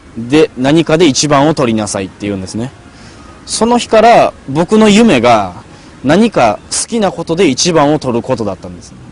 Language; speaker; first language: Japanese; native; Japanese